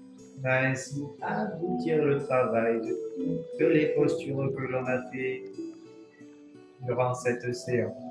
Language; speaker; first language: French; native; French